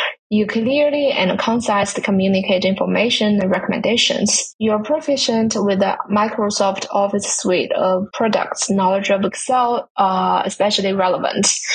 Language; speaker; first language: English; non-native, fluent; Chinese